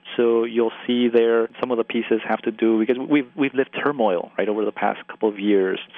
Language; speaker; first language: English; early bilingual, other home language; Spanish